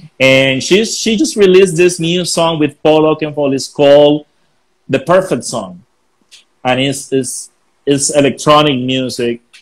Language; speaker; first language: English; non-native, fluent; Spanish